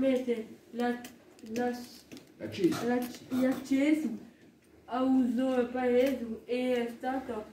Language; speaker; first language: Italian; non-native, learner; French